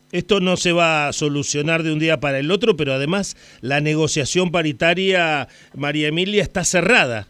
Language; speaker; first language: Spanish; native; Spanish